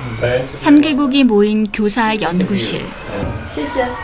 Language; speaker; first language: Korean; native; Korean